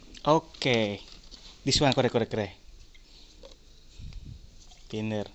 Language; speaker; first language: English; non-native, learner; Filipino